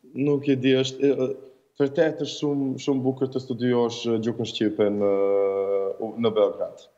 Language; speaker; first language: Albanian; non-native, learner; Serbian